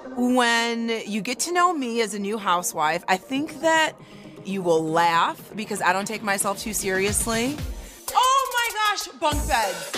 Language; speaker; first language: English; native; English